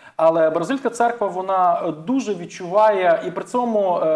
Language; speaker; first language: Ukrainian; native; Ukrainian